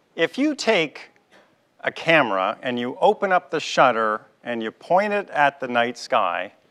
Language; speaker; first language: English; native; English